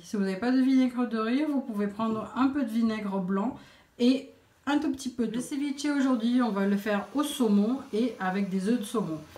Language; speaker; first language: French; native; French